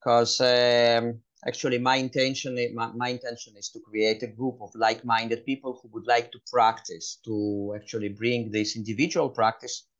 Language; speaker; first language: English; non-native, fluent; Hebrew